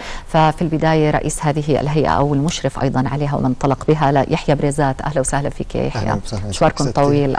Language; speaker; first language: Arabic; native; Arabic